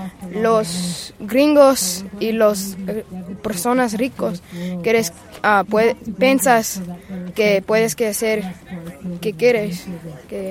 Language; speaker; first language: Spanish; non-native, learner; English